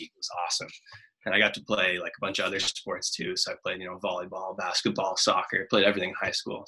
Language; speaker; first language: English; native; English